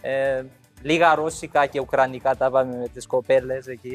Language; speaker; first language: Greek; early bilingual, heritage; English